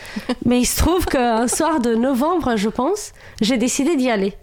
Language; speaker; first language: French; non-native, fluent; Romanian